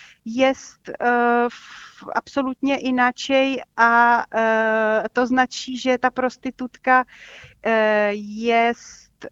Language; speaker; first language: Polish; non-native, fluent; Czech